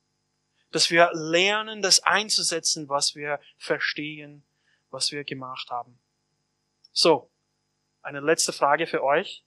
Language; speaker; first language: German; non-native, fluent; English